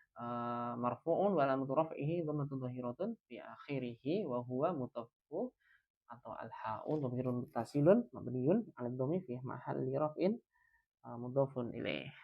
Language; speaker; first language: Arabic; non-native, fluent; Indonesian